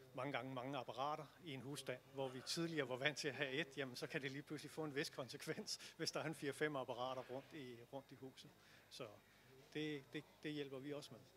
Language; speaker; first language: Danish; native; Danish